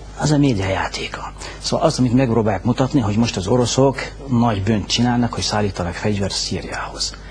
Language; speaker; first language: Hungarian; non-native, fluent; Arabic